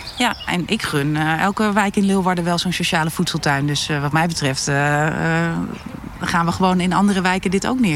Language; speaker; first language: Dutch; native; Dutch